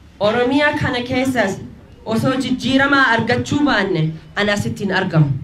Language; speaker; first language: Oromo; early bilingual, heritage; Oromo